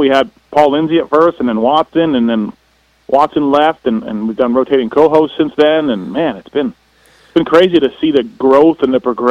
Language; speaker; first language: English; native; English